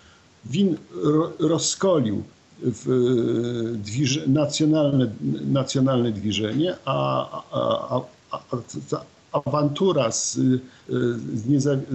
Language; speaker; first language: Polish; non-native, learner; Ukrainian